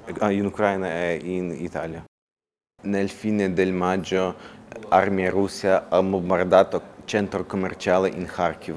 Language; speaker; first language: Italian; non-native, learner; Ukrainian